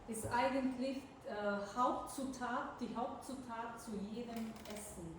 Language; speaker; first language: German; non-native, fluent; Bulgarian